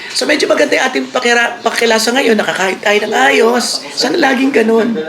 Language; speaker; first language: Filipino; native; Filipino